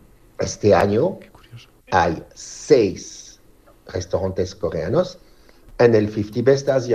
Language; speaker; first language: Spanish; non-native, fluent; French